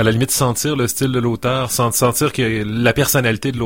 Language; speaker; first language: French; native; French